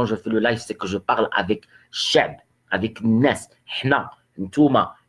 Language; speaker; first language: French; non-native, local second language; Arabic